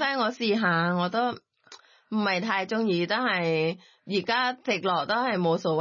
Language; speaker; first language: Cantonese; non-native, learner; Thai